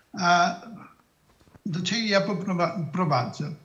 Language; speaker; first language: Polish; non-native, fluent; German